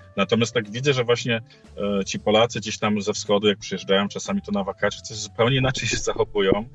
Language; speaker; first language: Polish; native; Polish